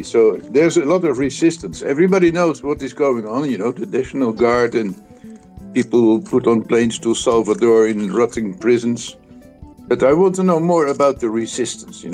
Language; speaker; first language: English; non-native, fluent; Dutch